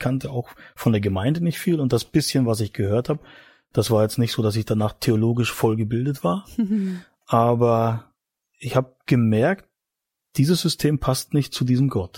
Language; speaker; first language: German; native; German